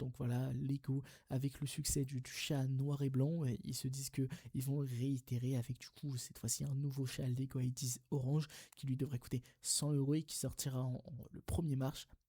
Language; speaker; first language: French; native; French